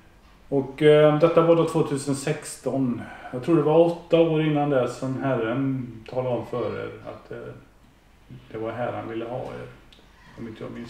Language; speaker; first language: Swedish; native; Swedish